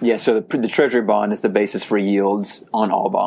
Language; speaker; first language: English; native; English